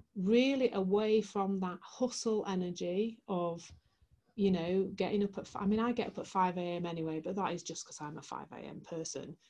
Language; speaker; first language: English; native; English